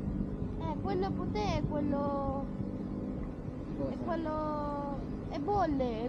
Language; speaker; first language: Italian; early bilingual, other home language; Filipino